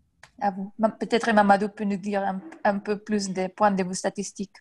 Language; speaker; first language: French; non-native, fluent; Spanish